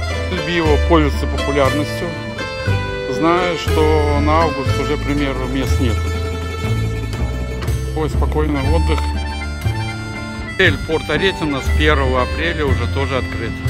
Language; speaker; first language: Russian; native; Russian